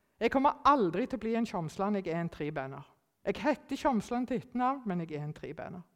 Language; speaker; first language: Norwegian; early bilingual, other home language; German